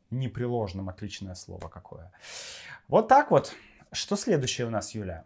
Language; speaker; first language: Russian; native; Russian